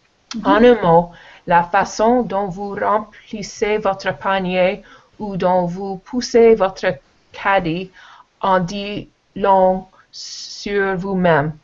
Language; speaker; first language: French; non-native, learner; English